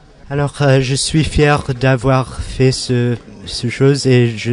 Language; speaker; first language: French; non-native, learner; English